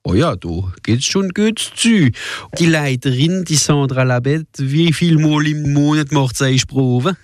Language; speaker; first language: German; non-native, local second language; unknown